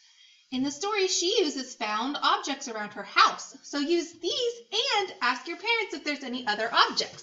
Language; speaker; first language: English; native; English